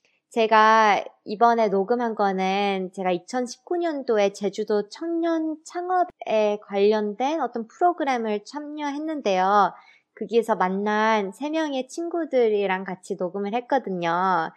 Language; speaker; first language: Korean; early bilingual, heritage; Korean